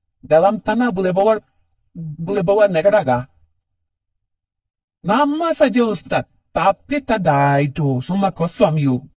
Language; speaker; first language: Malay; non-native, learner; Rohingya